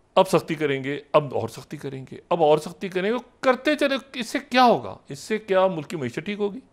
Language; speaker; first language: Urdu; native; Urdu